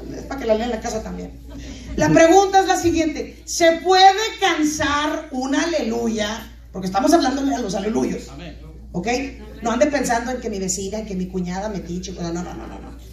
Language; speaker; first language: Spanish; native; Spanish